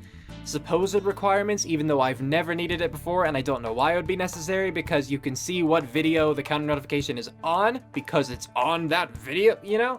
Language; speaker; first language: English; native; English